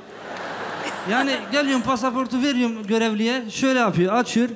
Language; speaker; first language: Turkish; native; Turkish